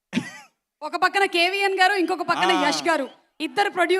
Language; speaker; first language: Telugu; native; Telugu